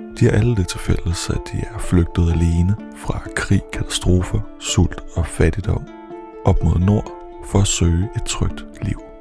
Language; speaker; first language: Danish; native; Danish